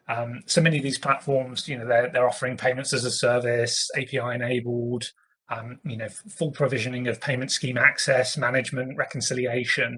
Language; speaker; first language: English; native; English